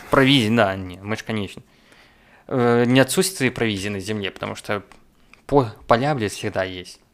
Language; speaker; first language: Russian; native; Russian